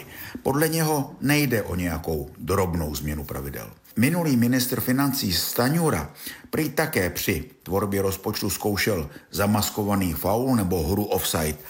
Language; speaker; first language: Czech; native; Czech